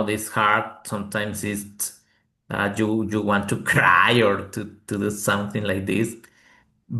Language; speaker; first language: English; non-native, learner; Spanish